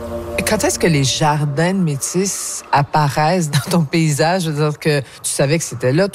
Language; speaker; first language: French; native; French